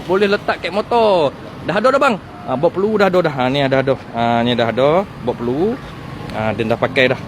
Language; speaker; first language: Malay; native; Malay